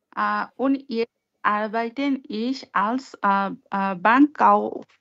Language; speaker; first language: German; non-native, learner; Bangla